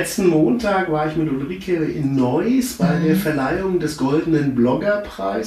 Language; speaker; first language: German; native; German